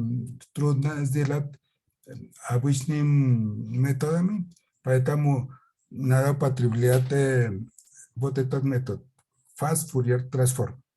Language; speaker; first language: Russian; non-native, fluent; Spanish